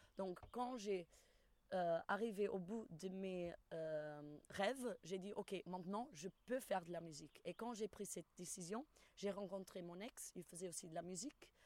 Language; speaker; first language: French; non-native, fluent; Portuguese